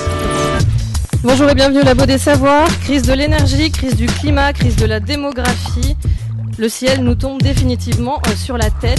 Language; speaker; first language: French; native; French